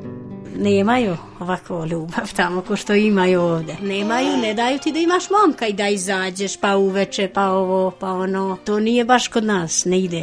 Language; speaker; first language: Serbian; non-native, fluent; Albanian